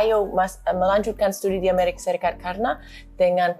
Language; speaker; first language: Indonesian; non-native, fluent; English